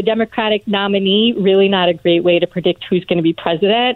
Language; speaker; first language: English; native; English